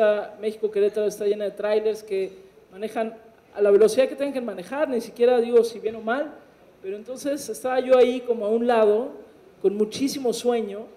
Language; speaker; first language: Spanish; native; Spanish